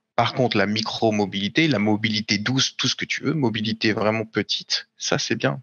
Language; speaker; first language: French; native; French